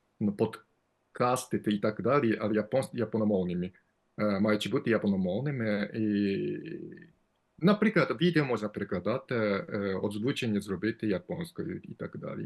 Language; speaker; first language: Ukrainian; non-native, fluent; Japanese